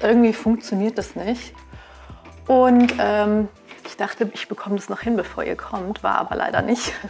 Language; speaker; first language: German; native; German